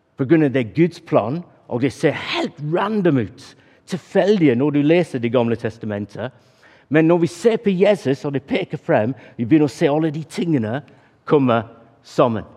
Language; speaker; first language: Norwegian; non-native, fluent; English